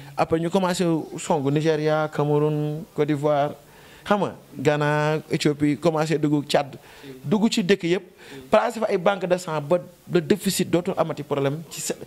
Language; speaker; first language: French; non-native, local second language; Wolof